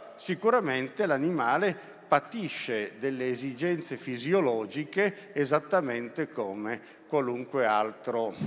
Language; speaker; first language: Italian; native; Italian